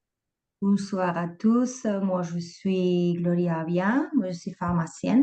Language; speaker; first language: French; non-native, fluent; Spanish